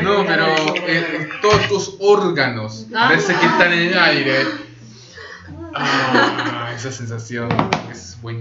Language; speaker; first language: Spanish; early bilingual, other home language; Korean